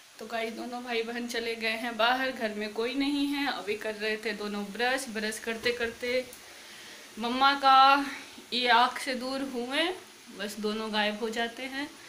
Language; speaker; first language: Hindi; native; Hindi